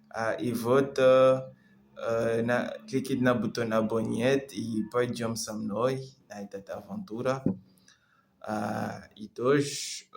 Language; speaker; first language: Russian; non-native, learner; French